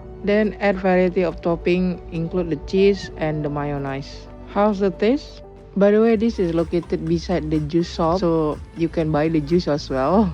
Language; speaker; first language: English; non-native, learner; Indonesian